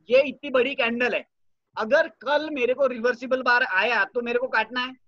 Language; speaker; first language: Hindi; non-native, local second language; Marathi